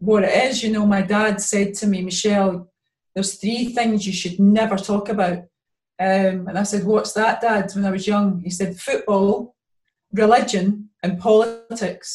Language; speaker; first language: English; native; English